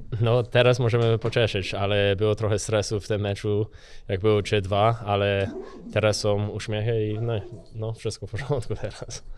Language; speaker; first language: Polish; early bilingual, heritage; English